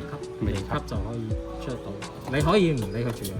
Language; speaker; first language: Chinese; native; Chinese